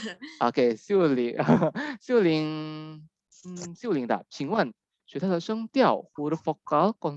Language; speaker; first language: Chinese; non-native, fluent; Indonesian